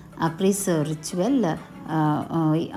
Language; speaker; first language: French; non-native, local second language; Tamil